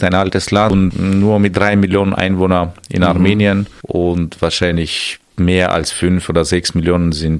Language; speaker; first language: German; non-native, fluent; Armenian